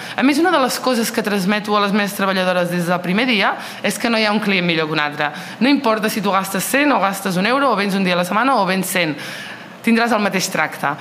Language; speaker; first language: Catalan; early bilingual, other home language; Riffian